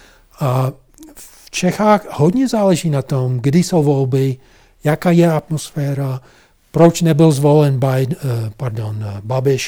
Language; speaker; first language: Czech; non-native, fluent; English